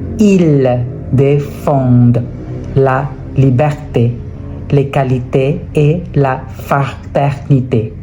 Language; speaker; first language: French; non-native, fluent; Thai